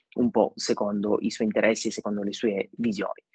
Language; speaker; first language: Italian; native; Italian